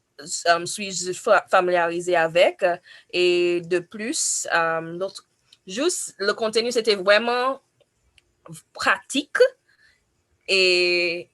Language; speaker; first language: French; non-native, fluent; English